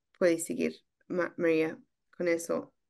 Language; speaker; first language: Spanish; non-native, learner; English